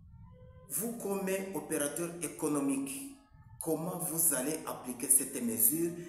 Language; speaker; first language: French; non-native, local second language; Swahili